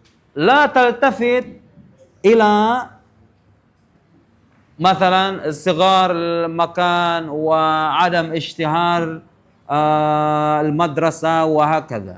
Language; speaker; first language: Arabic; non-native, fluent; Indonesian